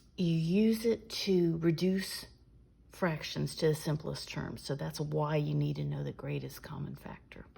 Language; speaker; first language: English; native; English